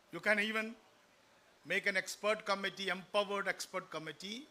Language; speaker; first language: English; non-native, local second language; Malayalam